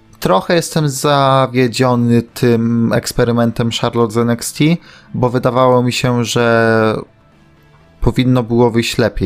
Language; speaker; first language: Polish; native; Polish